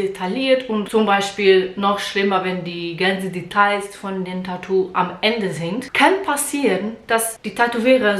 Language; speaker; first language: German; non-native, learner; Portuguese